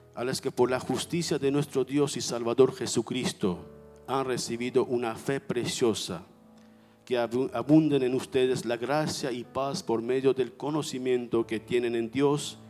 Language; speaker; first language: Spanish; non-native, fluent; Armenian